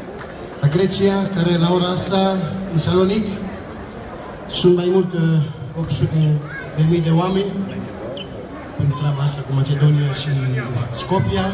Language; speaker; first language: Romanian; non-native, fluent; Greek